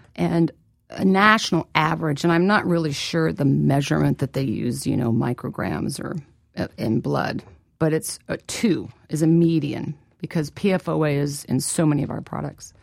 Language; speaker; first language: English; native; English